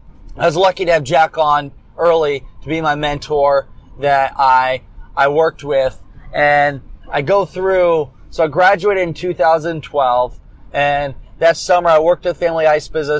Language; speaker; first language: English; native; English